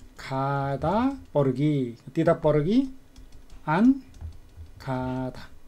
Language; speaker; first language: Korean; native; Korean